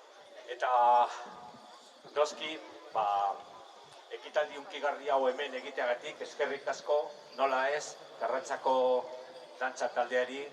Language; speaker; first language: Basque; non-native, local second language; Spanish